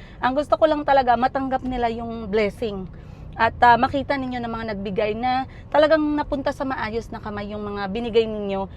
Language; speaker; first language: Filipino; non-native, local second language; Cebuano